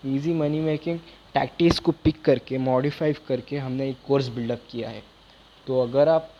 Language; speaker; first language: Hindi; non-native, local second language; Urdu